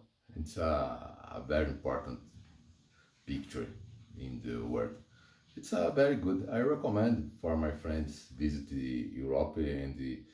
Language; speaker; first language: English; non-native, learner; Portuguese